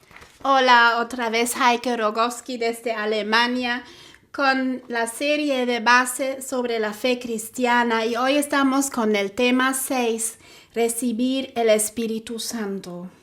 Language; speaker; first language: Spanish; non-native, fluent; German